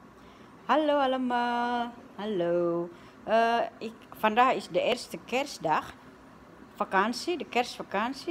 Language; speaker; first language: Dutch; non-native, learner; Indonesian